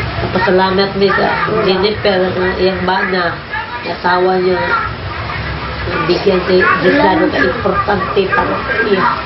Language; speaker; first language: Filipino; non-native, local second language; Cebuano